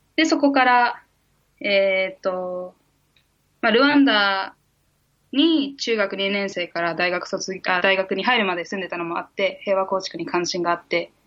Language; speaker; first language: Japanese; early bilingual, heritage; Japanese